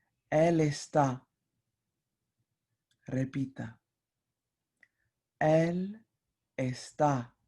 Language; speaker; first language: Spanish; non-native, fluent; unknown